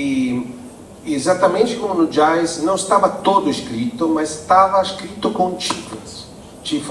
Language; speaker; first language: Portuguese; non-native, fluent; Italian